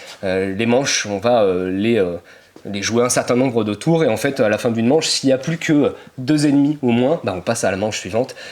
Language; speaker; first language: French; native; French